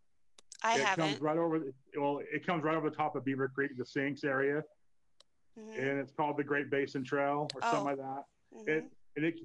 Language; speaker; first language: English; native; English